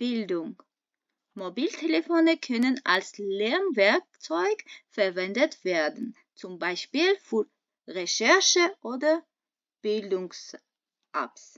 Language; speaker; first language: German; non-native, fluent; Armenian